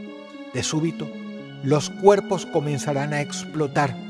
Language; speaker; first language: Spanish; native; Spanish